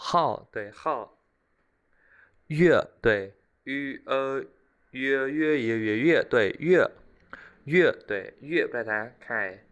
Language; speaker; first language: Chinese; non-native, fluent; Khmer